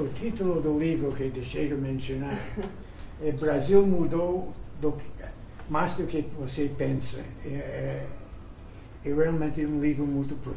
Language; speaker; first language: Portuguese; non-native, fluent; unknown